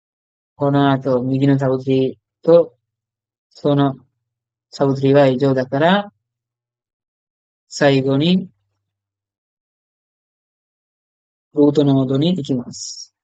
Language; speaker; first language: Japanese; non-native, fluent; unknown